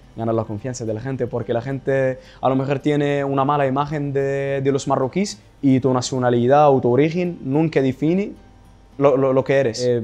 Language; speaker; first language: Spanish; non-native, fluent; Arabic